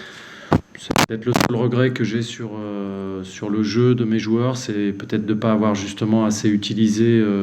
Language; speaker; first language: French; native; French